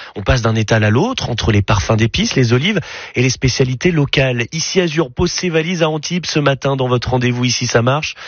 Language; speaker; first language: French; native; French